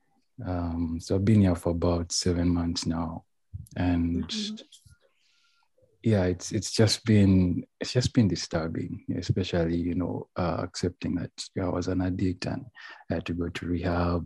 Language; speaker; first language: English; non-native, local second language; Ganda